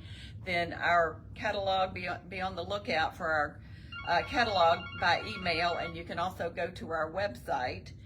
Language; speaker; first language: English; native; English